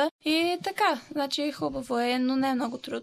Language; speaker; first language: Bulgarian; early bilingual, heritage; Bulgarian